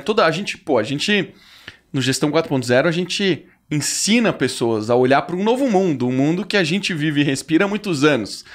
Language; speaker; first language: Portuguese; native; Portuguese